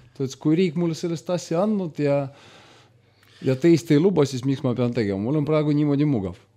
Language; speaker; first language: Estonian; non-native, local second language; Russian